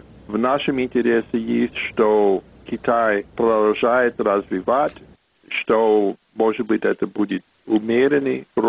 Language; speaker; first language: Russian; non-native, fluent; English